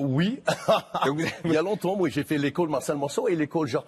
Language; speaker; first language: French; non-native, fluent; English